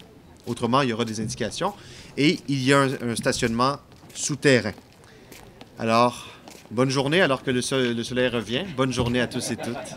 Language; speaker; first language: French; native; French